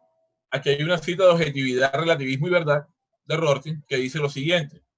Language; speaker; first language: Spanish; native; Spanish